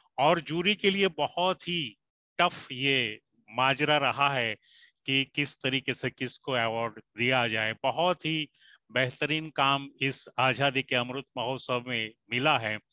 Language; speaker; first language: Hindi; native; Hindi